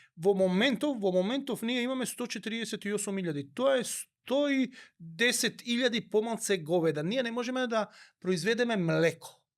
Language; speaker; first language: Macedonian; native; Macedonian